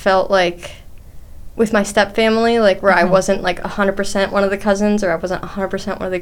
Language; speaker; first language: English; native; English